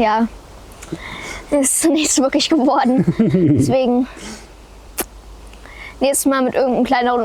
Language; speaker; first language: German; native; German